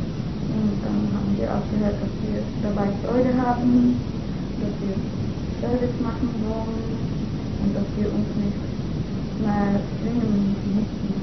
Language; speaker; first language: German; non-native, fluent; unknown